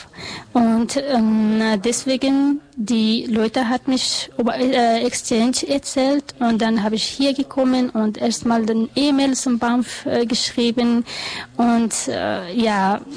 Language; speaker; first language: German; non-native, learner; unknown